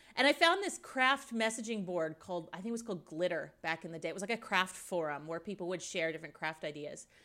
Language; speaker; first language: English; native; English